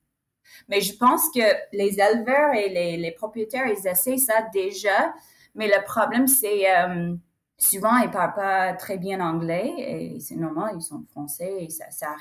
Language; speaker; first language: French; non-native, fluent; English